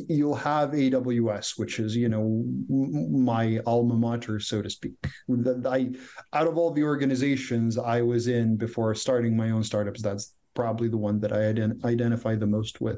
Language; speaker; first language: English; non-native, fluent; Croatian